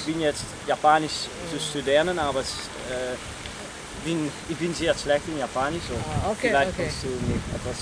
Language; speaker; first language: German; non-native, learner; Dutch